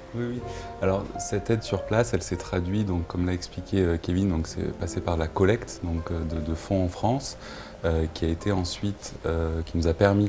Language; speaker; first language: French; native; French